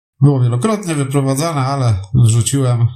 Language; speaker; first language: Polish; native; Polish